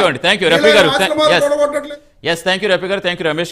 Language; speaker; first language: Telugu; native; Telugu